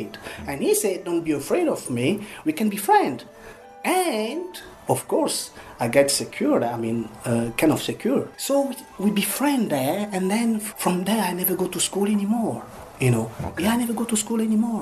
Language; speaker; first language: English; non-native, learner; French